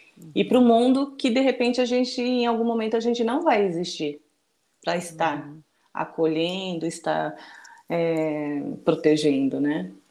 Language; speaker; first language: Portuguese; early bilingual, other home language; Japanese